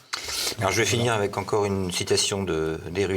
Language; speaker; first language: French; native; French